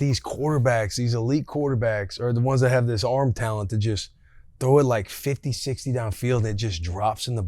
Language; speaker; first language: English; native; English